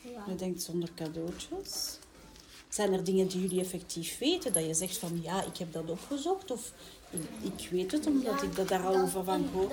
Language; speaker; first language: Dutch; native; Dutch